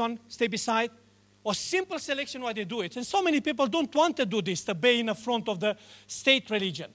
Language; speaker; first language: English; non-native, learner; Romanian